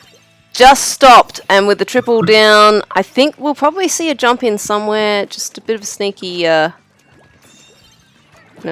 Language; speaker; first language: English; native; English